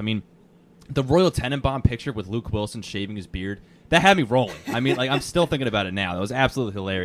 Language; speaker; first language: English; native; English